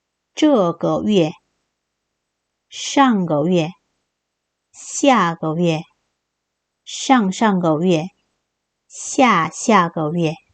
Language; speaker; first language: Chinese; non-native, fluent; Korean